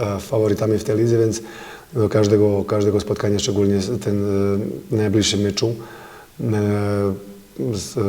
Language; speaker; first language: Polish; non-native, fluent; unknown